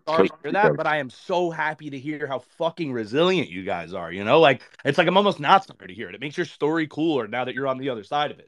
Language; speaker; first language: English; native; English